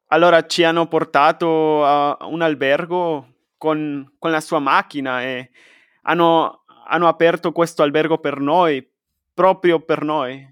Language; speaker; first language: Italian; non-native, fluent; Spanish